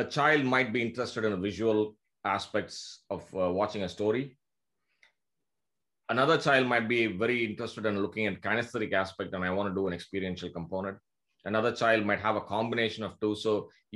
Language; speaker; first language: English; non-native, local second language; Tamil